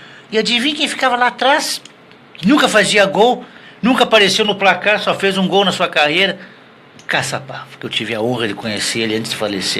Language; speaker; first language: Portuguese; native; Portuguese